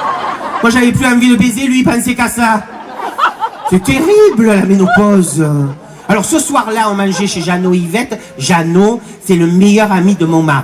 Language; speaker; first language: French; native; French